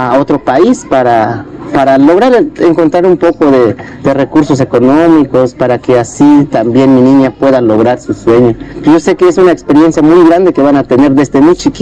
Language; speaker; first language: Spanish; non-native, local second language; Tzeltal